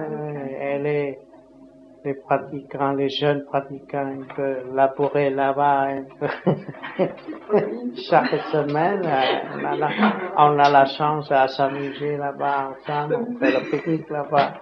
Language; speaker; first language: French; non-native, learner; Vietnamese